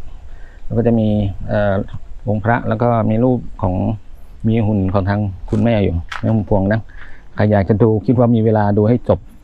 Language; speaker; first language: Thai; native; Thai